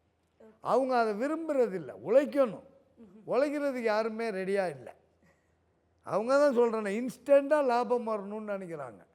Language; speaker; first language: Tamil; native; Tamil